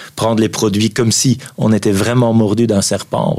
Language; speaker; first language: French; native; French